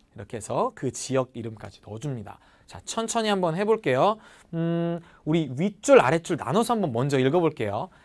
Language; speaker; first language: Korean; native; Korean